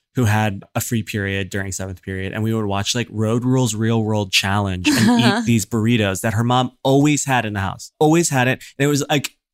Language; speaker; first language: English; native; English